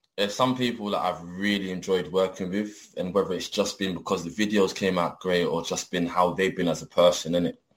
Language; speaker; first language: English; native; English